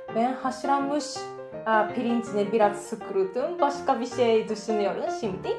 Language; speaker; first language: Turkish; non-native, fluent; Japanese